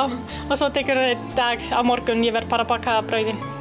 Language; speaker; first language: Icelandic; non-native, learner; Italian